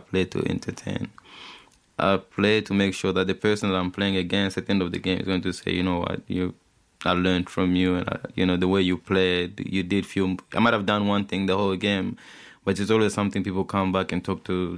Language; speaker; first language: English; non-native, fluent; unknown